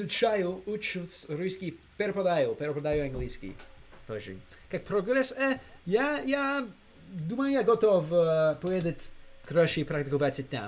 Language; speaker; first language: Russian; non-native, learner; English